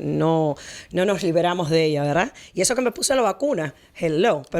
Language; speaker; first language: Spanish; native; Spanish